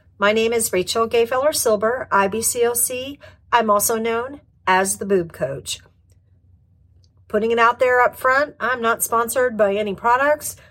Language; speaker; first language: English; native; English